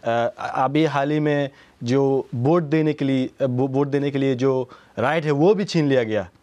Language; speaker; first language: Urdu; non-native, fluent; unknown